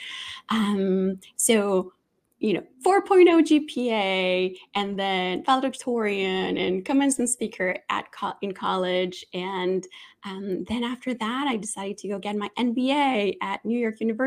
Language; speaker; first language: English; non-native, fluent; Spanish